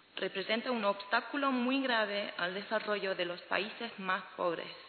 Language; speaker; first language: Spanish; non-native, fluent; English